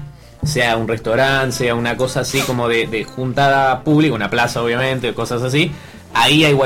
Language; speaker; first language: Spanish; native; Spanish